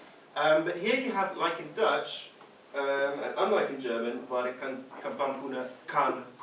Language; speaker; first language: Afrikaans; non-native, fluent; English